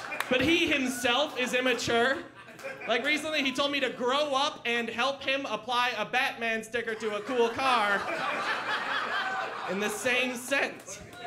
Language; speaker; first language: English; native; English